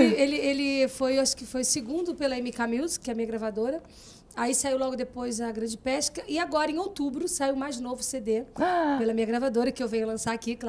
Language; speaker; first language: Portuguese; native; Portuguese